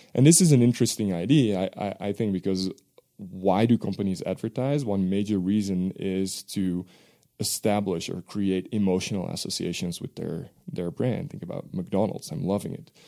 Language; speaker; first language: English; non-native, fluent; Dutch